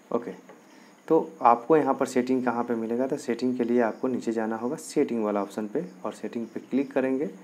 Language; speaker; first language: Hindi; native; Hindi